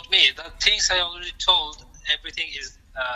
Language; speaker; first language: English; non-native, local second language; Bangla